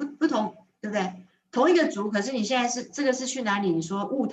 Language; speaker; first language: Chinese; native; Chinese